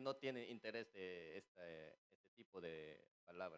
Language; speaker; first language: Spanish; non-native, fluent; Korean